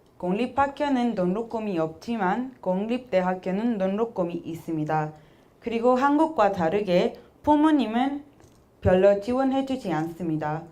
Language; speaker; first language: Korean; non-native, fluent; Spanish